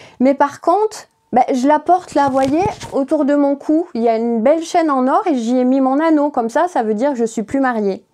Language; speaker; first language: French; native; French